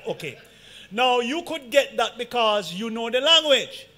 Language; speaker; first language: English; native; English